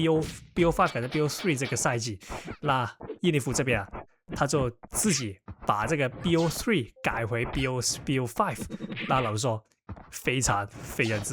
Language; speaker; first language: Chinese; non-native, local second language; Cantonese